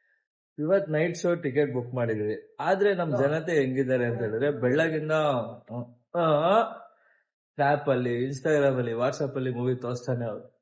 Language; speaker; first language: Kannada; native; Kannada